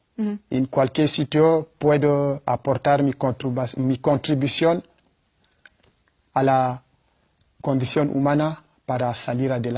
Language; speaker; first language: Spanish; non-native, fluent; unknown